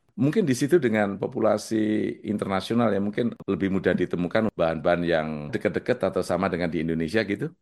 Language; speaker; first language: Indonesian; native; Indonesian